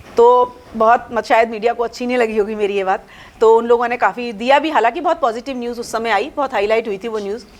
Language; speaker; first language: Hindi; native; Hindi